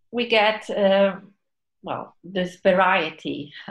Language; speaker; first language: English; non-native, fluent; Polish